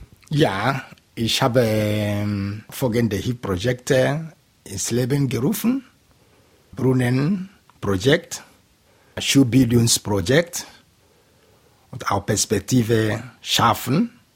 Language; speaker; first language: German; non-native, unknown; Igbo